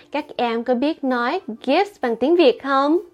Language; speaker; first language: Vietnamese; early bilingual, heritage; Vietnamese